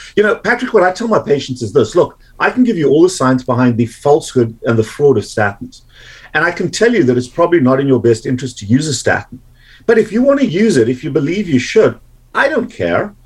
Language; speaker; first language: English; native; English